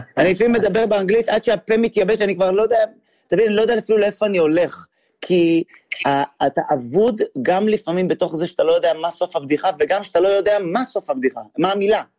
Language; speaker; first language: Hebrew; native; Hebrew